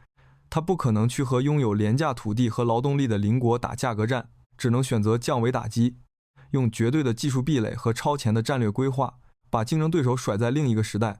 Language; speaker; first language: Chinese; native; Chinese